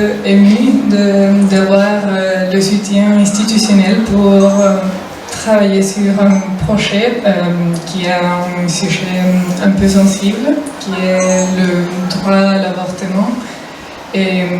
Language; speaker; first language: French; non-native, fluent; Spanish